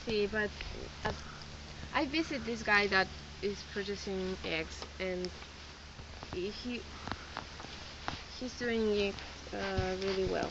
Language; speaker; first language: English; non-native, fluent; Spanish